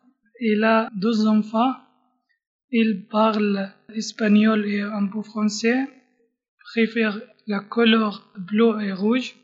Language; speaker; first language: French; non-native, learner; Spanish